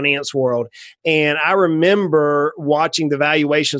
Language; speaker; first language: English; native; English